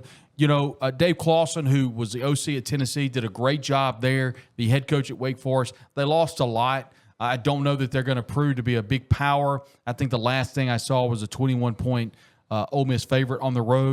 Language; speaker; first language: English; native; English